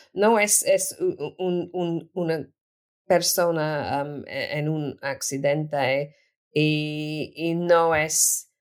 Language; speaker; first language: Spanish; non-native, learner; English